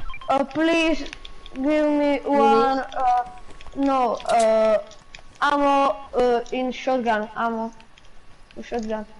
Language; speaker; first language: English; non-native, learner; Slovak